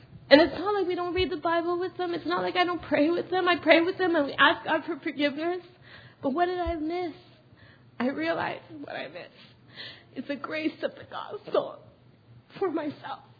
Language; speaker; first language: English; early bilingual, other home language; Chinese